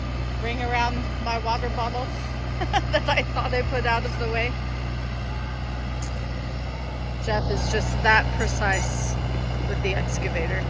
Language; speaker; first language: English; native; English